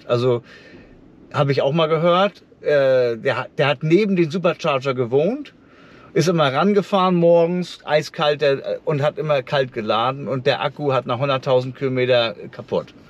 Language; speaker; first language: German; native; German